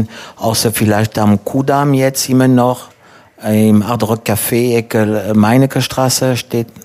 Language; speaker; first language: German; non-native, fluent; French